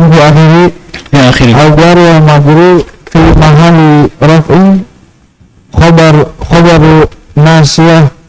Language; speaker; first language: Arabic; non-native, learner; Indonesian